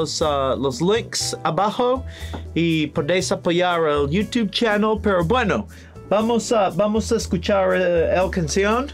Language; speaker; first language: Spanish; non-native, learner; English